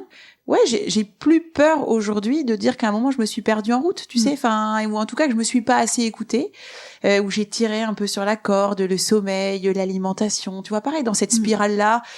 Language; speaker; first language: French; native; French